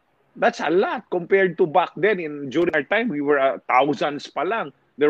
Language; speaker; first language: English; non-native, local second language; Hiligaynon